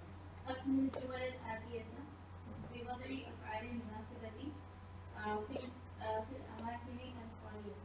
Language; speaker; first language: Arabic; non-native, learner; Urdu